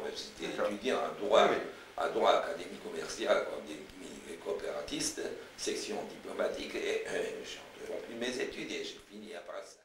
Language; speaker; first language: French; non-native, fluent; Romanian